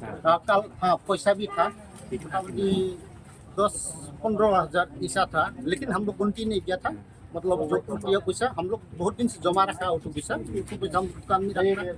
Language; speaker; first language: Hindi; non-native, local second language; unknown